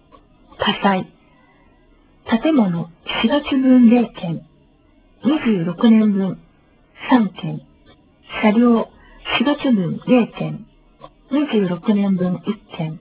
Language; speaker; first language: Japanese; native; Japanese